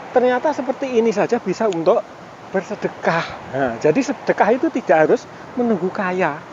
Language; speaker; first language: Indonesian; non-native, local second language; Javanese